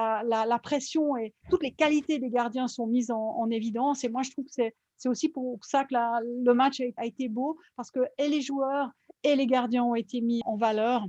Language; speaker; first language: French; native; French